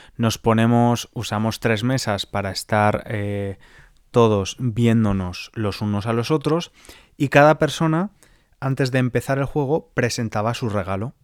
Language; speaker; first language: Spanish; native; Spanish